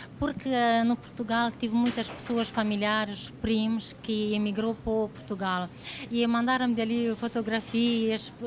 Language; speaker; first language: Portuguese; non-native, fluent; Romanian